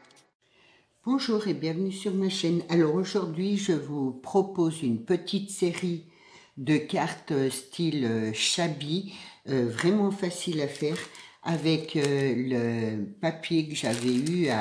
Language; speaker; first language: French; native; French